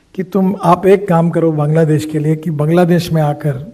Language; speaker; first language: Hindi; non-native, local second language; Marathi